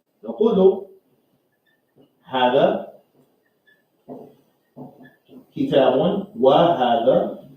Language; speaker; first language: Arabic; non-native, fluent; English